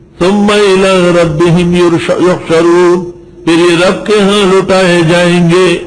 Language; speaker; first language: Urdu; non-native, local second language; Pashto